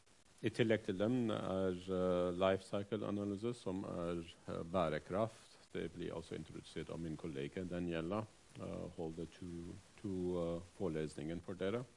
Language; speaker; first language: Norwegian; non-native, fluent; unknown